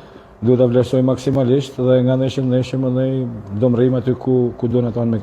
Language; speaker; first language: Albanian; native; Albanian